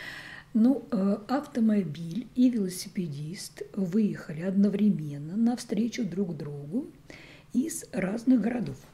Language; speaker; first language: Russian; native; Russian